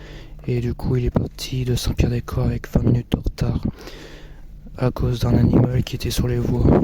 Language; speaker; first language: French; native; French